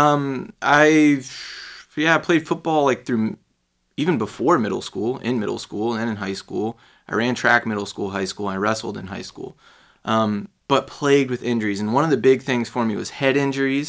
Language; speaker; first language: English; native; English